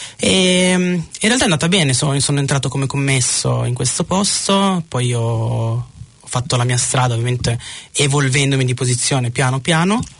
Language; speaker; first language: Italian; early bilingual, other home language; German